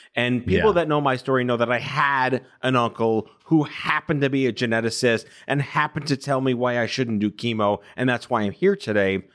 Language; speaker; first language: English; native; English